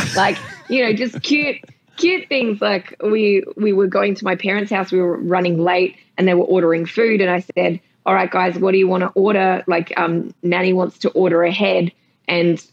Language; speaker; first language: English; native; English